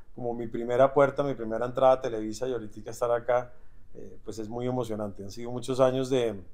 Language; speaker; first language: Spanish; native; Spanish